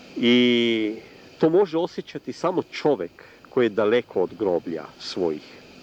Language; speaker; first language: Serbian; non-native, local second language; Hungarian